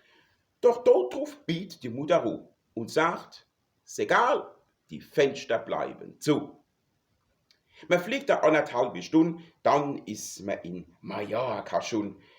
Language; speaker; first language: German; native; German